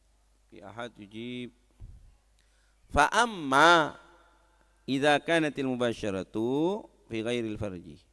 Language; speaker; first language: Arabic; non-native, fluent; Indonesian